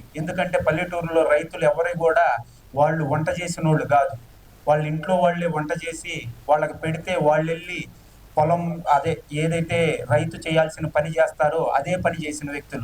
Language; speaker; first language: Telugu; native; Telugu